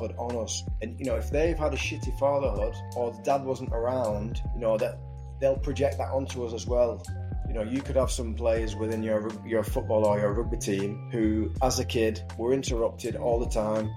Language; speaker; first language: English; native; English